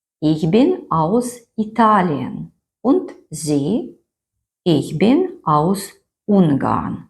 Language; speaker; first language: German; non-native, fluent; Ukrainian